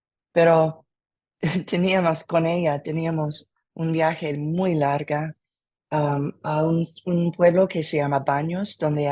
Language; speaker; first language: Spanish; non-native, learner; English